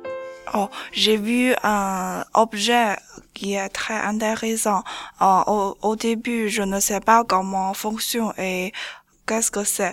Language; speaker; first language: French; non-native, learner; Chinese